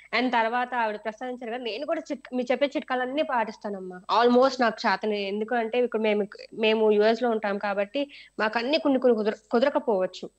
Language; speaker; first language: Telugu; native; Telugu